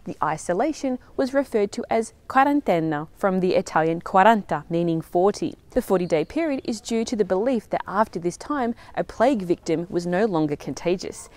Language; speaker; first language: English; native; English